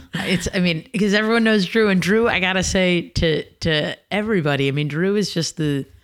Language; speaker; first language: English; native; English